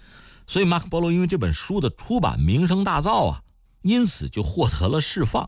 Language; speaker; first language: Chinese; native; Chinese